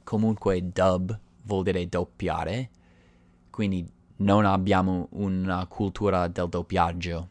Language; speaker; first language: Italian; non-native, fluent; English